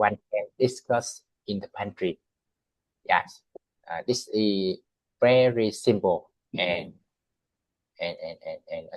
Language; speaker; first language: English; non-native, learner; Vietnamese